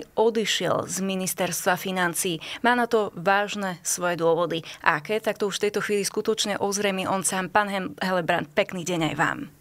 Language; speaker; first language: Slovak; native; Slovak